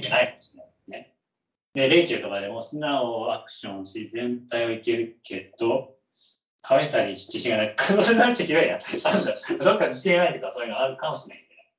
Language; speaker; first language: Japanese; native; Japanese